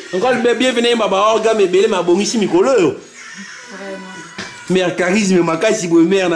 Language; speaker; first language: French; non-native, local second language; Lingala